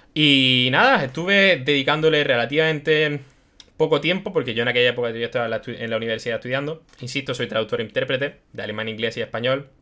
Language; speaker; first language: Spanish; early bilingual, other home language; German